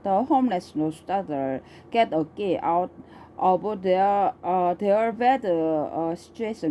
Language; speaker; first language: English; non-native, learner; Korean